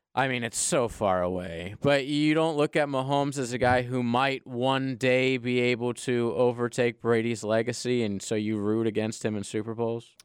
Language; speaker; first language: English; native; English